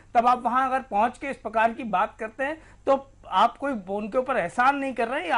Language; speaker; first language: Hindi; native; Hindi